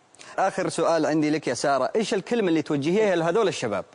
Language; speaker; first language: Arabic; native; Arabic